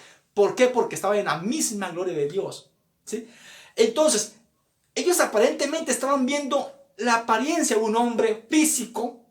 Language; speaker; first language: Spanish; native; Spanish